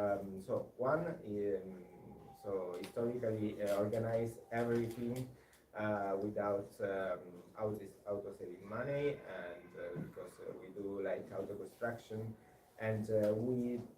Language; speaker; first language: English; non-native, learner; Italian